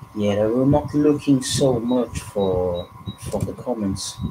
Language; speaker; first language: English; non-native, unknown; Portuguese